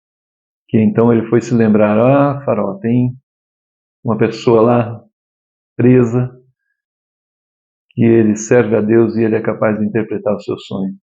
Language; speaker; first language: Portuguese; native; Portuguese